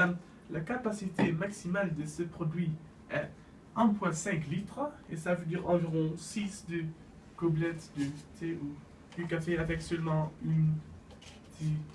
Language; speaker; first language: French; non-native, learner; Dutch